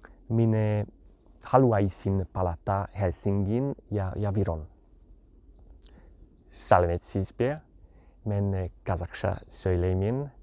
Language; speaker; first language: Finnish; non-native, learner; Hungarian